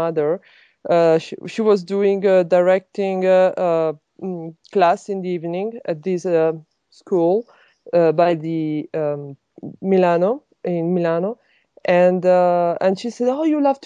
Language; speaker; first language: English; non-native, fluent; Italian